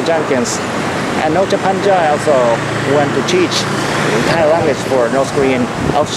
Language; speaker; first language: English; non-native, fluent; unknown